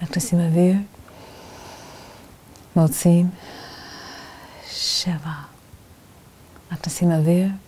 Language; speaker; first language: Hebrew; non-native, fluent; English